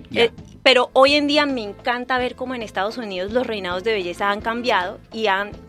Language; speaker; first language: Spanish; native; Spanish